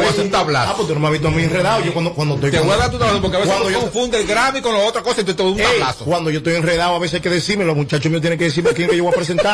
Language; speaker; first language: Spanish; native; Spanish